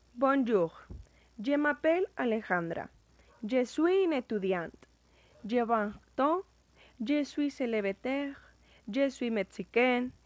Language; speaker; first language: French; non-native, learner; Spanish